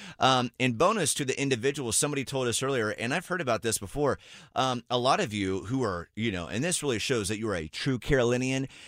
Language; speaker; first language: English; native; English